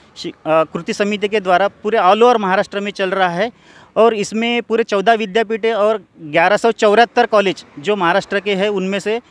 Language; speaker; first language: Hindi; non-native, local second language; Marathi